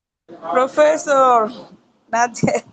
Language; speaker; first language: English; non-native, learner; Spanish